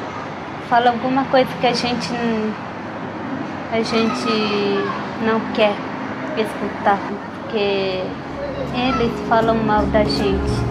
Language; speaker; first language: Portuguese; non-native, local second language; Guarani